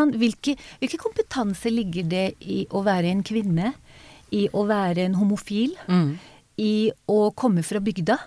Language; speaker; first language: Norwegian; non-native, fluent; Hebrew